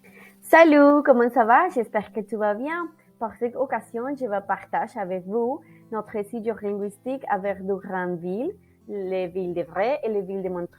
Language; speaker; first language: French; non-native, learner; Spanish